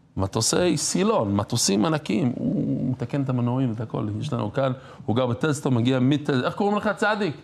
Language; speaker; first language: Hebrew; non-native, fluent; English